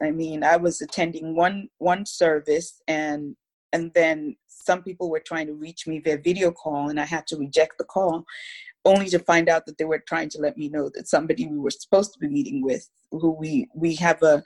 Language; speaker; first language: English; non-native, local second language; Yoruba